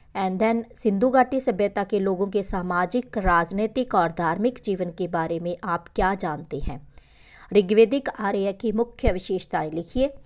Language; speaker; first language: Hindi; non-native, local second language; Punjabi